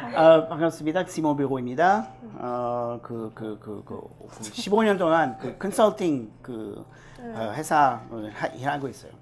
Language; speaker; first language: Korean; non-native, learner; French